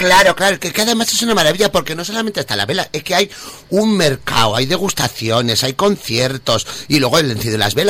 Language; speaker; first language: Spanish; native; Spanish